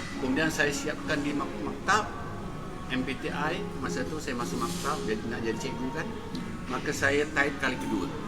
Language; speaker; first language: Malay; native; Malay